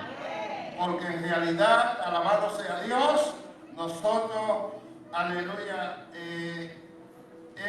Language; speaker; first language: Spanish; native; Spanish